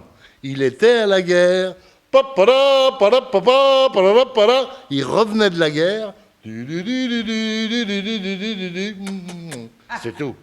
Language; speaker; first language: French; early bilingual, other home language; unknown